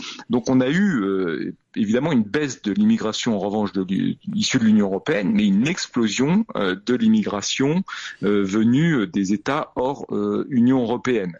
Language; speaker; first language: French; native; French